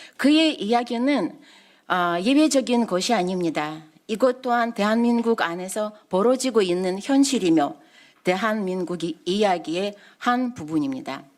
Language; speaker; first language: Korean; non-native, fluent; Russian